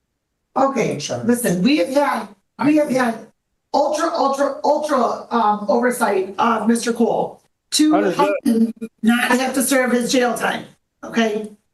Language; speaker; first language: English; native; English